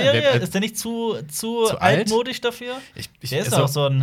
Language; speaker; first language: German; native; German